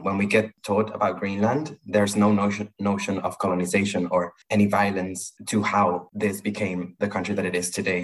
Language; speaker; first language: English; non-native, fluent; Spanish